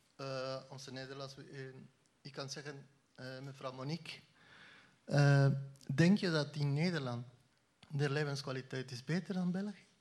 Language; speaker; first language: Dutch; non-native, learner; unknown